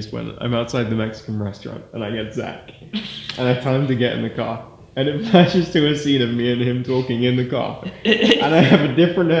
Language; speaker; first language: English; native; English